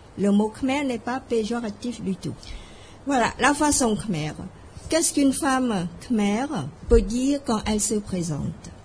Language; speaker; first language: French; non-native, fluent; Khmer